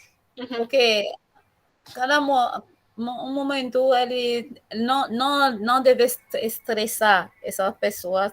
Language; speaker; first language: Portuguese; non-native, learner; Haitian Creole